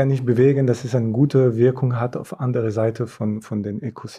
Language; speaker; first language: German; non-native, fluent; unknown